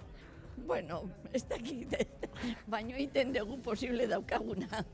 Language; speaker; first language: Basque; non-native, learner; Spanish